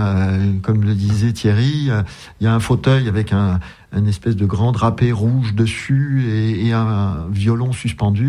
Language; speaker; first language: French; native; French